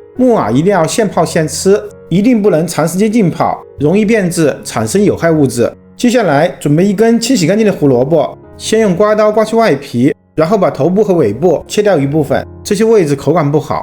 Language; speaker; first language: Chinese; native; Chinese